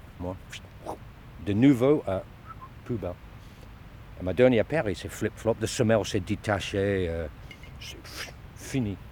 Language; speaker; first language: French; non-native, learner; Dutch